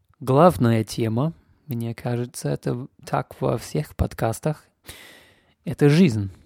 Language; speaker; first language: Russian; non-native, fluent; English